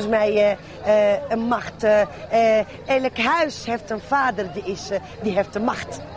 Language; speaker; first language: Dutch; non-native, fluent; Arabic